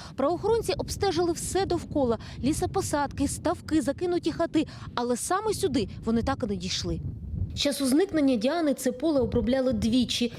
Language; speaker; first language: Ukrainian; native; Ukrainian